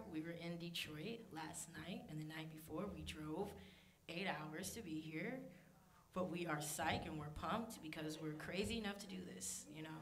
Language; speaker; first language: English; native; English